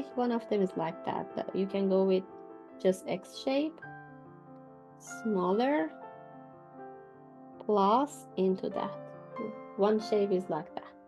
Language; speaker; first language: English; non-native, fluent; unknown